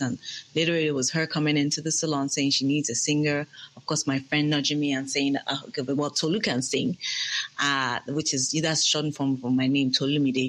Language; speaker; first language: English; non-native, local second language; Yoruba